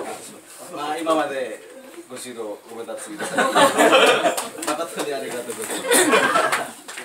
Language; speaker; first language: Japanese; non-native, fluent; Indonesian